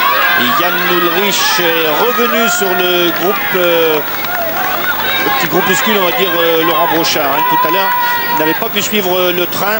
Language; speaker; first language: French; native; French